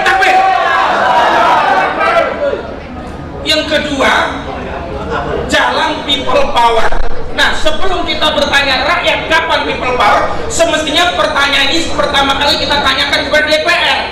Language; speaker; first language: Indonesian; native; Indonesian